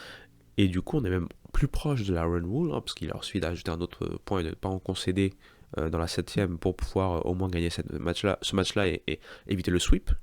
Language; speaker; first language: French; native; French